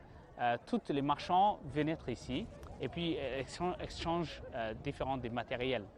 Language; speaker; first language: French; non-native, learner; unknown